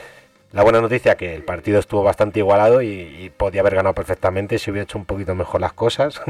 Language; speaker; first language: Spanish; native; Spanish